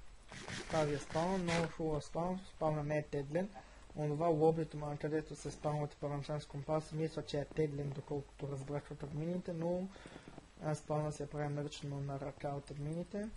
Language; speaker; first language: Bulgarian; native; Bulgarian